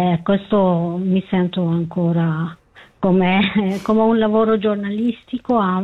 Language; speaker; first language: Italian; non-native, learner; Kurdish